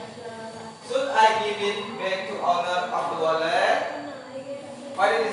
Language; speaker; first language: English; non-native, fluent; Indonesian